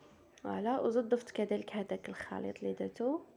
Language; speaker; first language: Arabic; native; Arabic